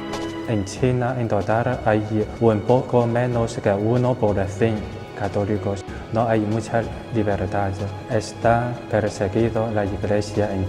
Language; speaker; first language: Spanish; non-native, learner; Chinese